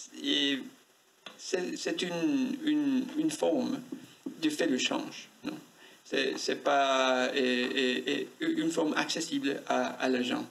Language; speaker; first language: French; non-native, learner; Spanish